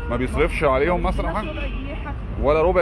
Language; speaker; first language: Arabic; native; Arabic